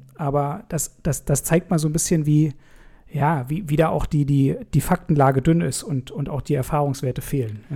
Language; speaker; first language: German; native; German